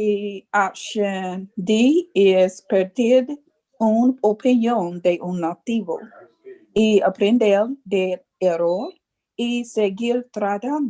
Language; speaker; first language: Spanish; non-native, learner; English